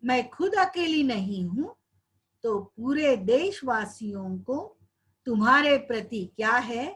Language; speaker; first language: Hindi; non-native, local second language; Marathi